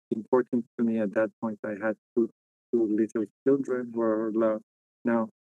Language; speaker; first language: English; non-native, fluent; Persian